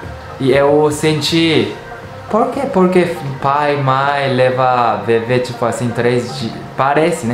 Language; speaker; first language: Portuguese; non-native, learner; Japanese